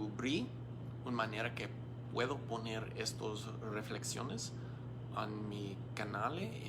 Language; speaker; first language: Spanish; non-native, learner; English